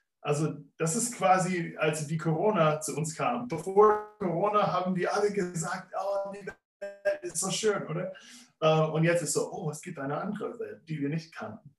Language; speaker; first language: German; non-native, fluent; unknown